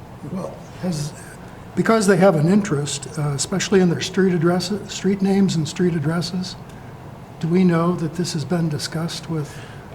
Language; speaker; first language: English; native; English